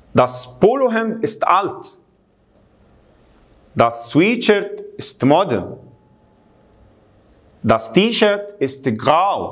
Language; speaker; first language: German; non-native, fluent; Arabic